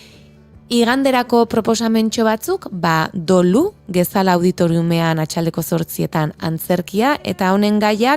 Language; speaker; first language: Basque; native; Basque